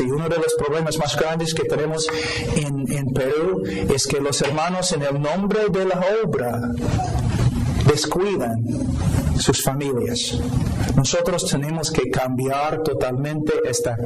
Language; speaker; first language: Spanish; non-native, fluent; English